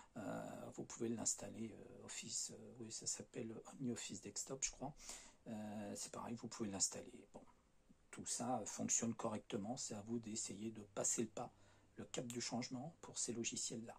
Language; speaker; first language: French; native; French